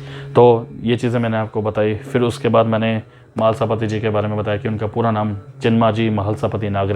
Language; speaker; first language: Hindi; native; Hindi